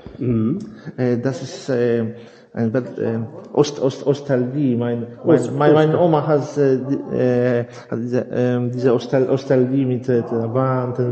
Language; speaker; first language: German; non-native, learner; Polish